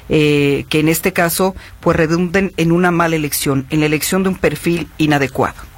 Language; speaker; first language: Spanish; native; Spanish